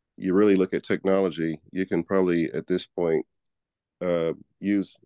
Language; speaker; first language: English; native; English